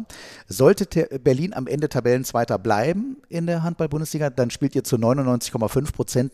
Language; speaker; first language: German; native; German